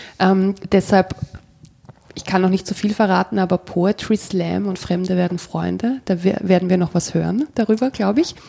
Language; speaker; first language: German; native; German